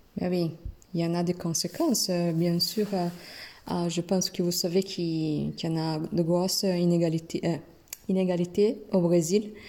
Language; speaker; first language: French; non-native, learner; Portuguese